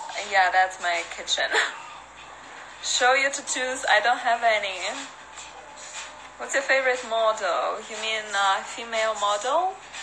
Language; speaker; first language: English; non-native, fluent; Russian